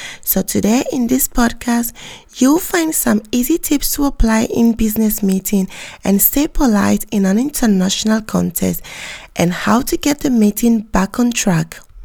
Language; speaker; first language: English; native; English